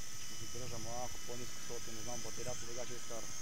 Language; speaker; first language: Bulgarian; native; Bulgarian